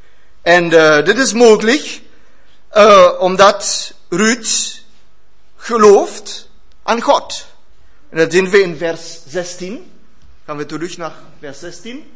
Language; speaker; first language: Dutch; non-native, learner; German